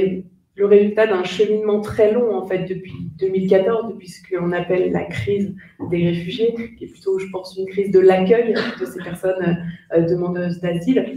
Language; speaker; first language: French; native; French